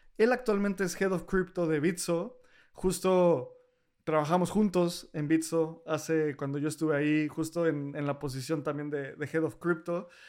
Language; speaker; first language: Spanish; native; Spanish